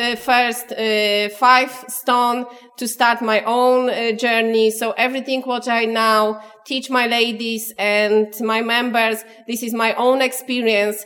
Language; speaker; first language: English; non-native, learner; Polish